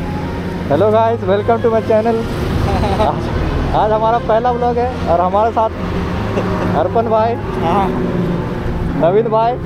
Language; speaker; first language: Hindi; native; Hindi